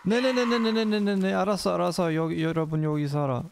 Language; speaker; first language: Korean; non-native, learner; German